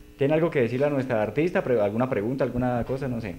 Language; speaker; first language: Spanish; native; Spanish